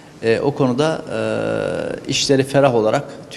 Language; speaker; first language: Turkish; native; Turkish